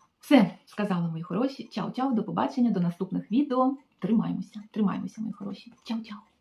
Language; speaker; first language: Ukrainian; native; Ukrainian